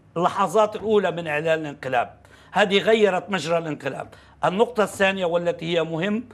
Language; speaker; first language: Arabic; non-native, fluent; Turkish